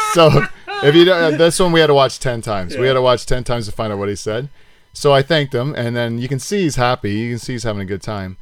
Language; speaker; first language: English; native; English